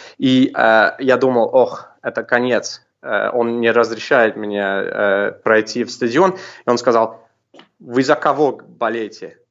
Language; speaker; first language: Russian; non-native, fluent; English